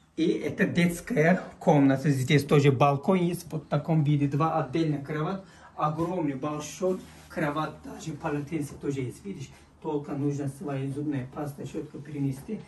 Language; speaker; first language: Russian; non-native, learner; Turkish